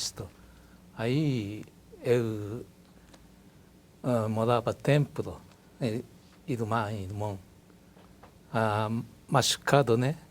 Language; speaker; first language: Portuguese; non-native, learner; Japanese